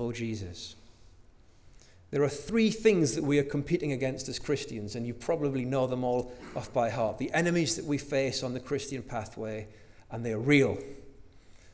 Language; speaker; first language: English; native; English